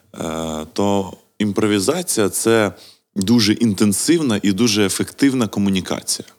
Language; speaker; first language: Ukrainian; non-native, local second language; Russian